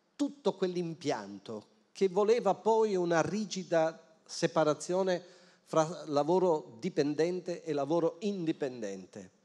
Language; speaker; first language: Italian; native; Italian